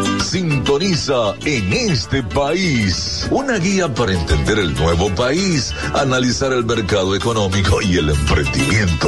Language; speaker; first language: Spanish; native; Spanish